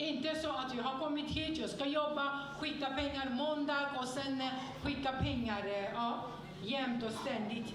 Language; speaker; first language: Swedish; non-native, fluent; French